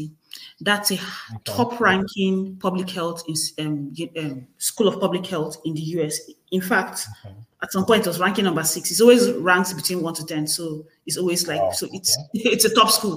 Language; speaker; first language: English; non-native, local second language; Igbo